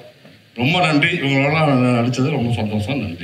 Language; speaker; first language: Tamil; native; Tamil